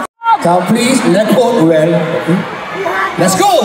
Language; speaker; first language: English; non-native, learner; Korean